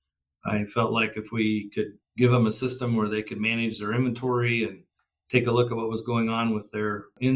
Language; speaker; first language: English; native; English